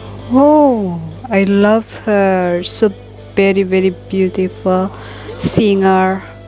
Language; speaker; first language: English; non-native, learner; Indonesian